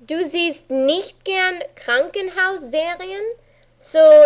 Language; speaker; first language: German; non-native, fluent; English